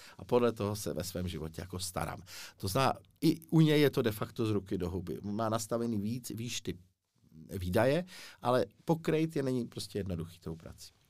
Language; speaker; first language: Czech; native; Czech